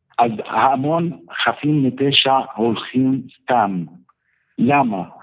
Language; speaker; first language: Hebrew; non-native, fluent; Arabic